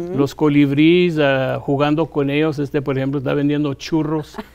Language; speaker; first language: Spanish; native; Spanish